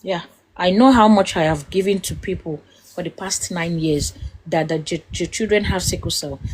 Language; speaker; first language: English; non-native, local second language; Yoruba